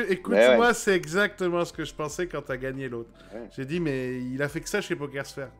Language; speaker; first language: French; native; French